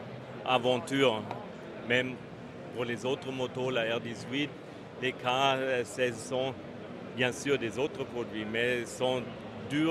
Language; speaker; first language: French; non-native, fluent; German